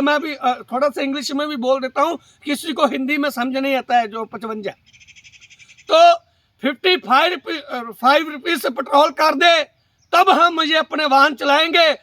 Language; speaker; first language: Hindi; non-native, local second language; Punjabi